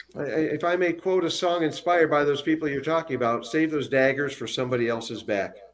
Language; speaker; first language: English; native; English